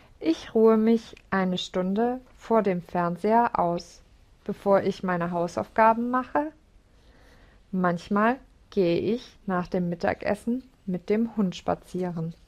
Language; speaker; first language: German; non-native, learner; English